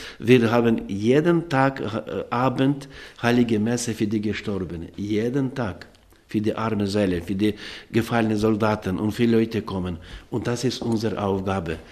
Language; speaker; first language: German; non-native, learner; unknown